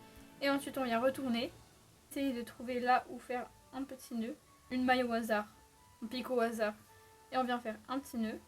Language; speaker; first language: French; native; French